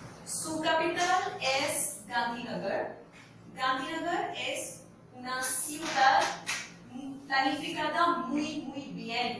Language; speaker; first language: Spanish; non-native, learner; Gujarati